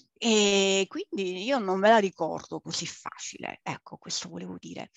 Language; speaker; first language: Italian; early bilingual, other home language; English